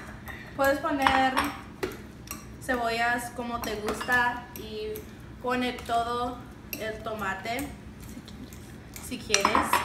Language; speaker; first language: Spanish; non-native, learner; English